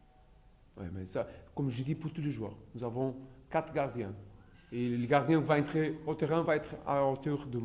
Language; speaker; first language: French; non-native, fluent; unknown